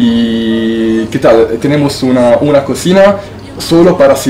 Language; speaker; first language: Spanish; non-native, fluent; Italian